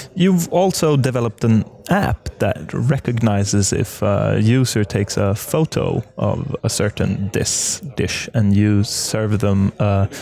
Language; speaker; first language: English; non-native, fluent; Swedish